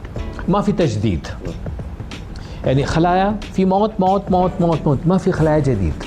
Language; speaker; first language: Arabic; non-native, learner; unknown